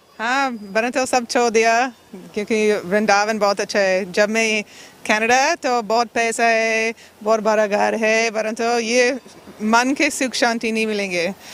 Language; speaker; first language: Hindi; non-native, learner; English